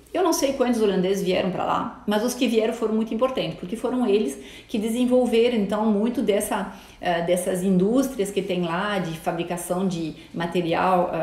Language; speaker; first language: Portuguese; non-native, fluent; French